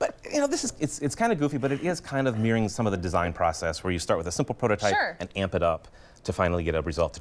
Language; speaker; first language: English; native; English